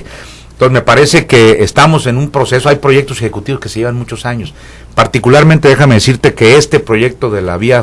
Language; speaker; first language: Spanish; native; Spanish